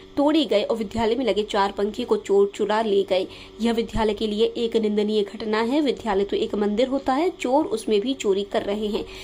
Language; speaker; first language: Hindi; native; Hindi